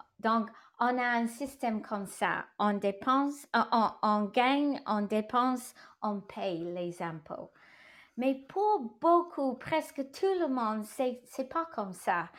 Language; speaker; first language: French; non-native, learner; English